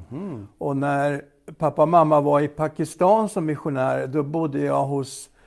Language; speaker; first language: Swedish; native; Swedish